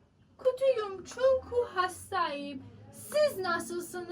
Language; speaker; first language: Turkish; non-native, learner; Persian